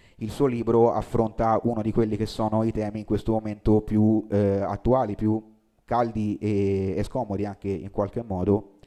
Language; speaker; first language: Italian; native; Italian